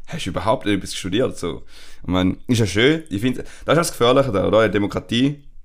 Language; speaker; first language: German; non-native, fluent; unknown